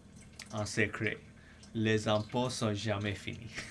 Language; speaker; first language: French; non-native, fluent; English